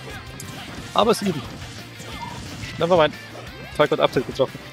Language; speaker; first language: German; native; German